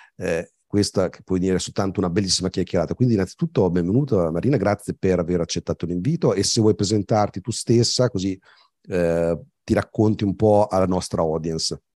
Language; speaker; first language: Italian; native; Italian